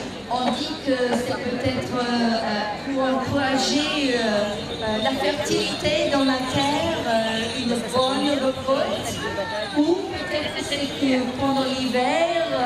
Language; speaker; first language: French; non-native, fluent; English